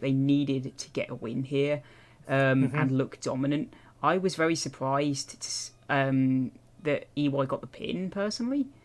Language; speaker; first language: English; native; English